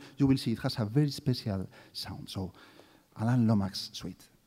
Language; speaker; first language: English; non-native, fluent; Spanish